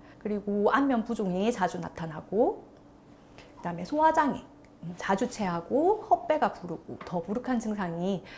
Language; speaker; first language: Korean; native; Korean